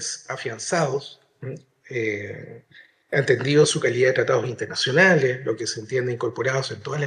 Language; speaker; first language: Spanish; native; Spanish